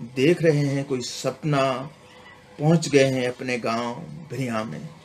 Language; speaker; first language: Hindi; non-native, local second language; Sindhi